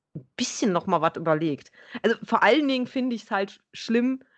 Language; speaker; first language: German; native; German